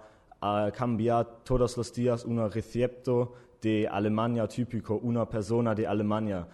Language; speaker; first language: Spanish; non-native, learner; German